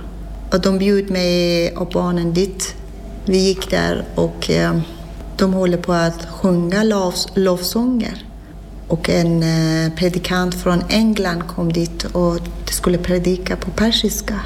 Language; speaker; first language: Swedish; non-native, learner; Persian